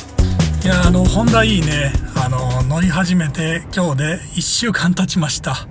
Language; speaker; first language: Japanese; native; Japanese